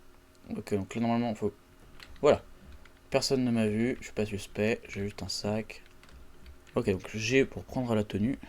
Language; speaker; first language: French; native; French